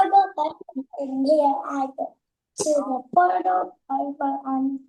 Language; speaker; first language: English; non-native, learner; Vietnamese